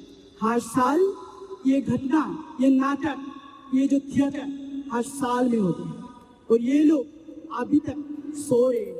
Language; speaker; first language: Hindi; non-native, learner; Bangla